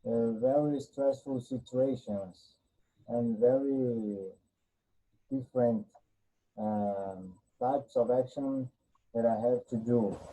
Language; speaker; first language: English; non-native, learner; Portuguese